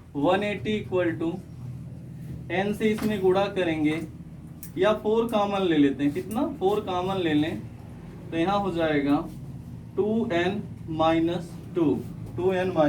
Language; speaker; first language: Hindi; native; Hindi